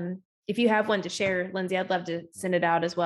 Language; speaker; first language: English; native; English